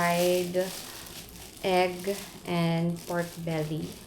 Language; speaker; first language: English; non-native, fluent; Filipino